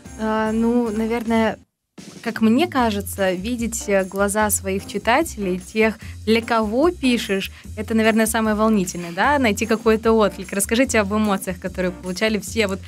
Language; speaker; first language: Russian; native; Russian